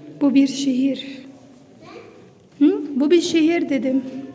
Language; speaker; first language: Turkish; non-native, learner; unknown